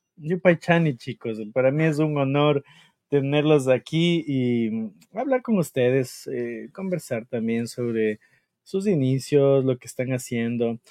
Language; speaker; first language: Spanish; native; Spanish